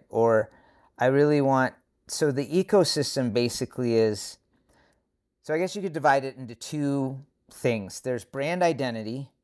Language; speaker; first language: English; native; English